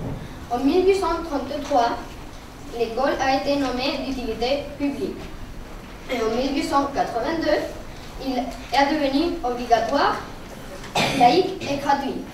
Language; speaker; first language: French; non-native, learner; Spanish